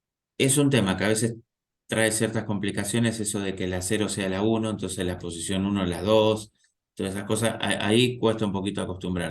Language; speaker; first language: Spanish; native; Spanish